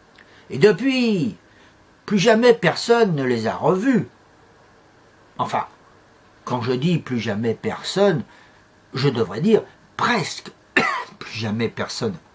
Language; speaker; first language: French; native; French